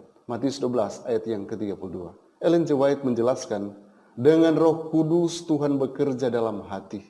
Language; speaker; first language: Indonesian; native; Indonesian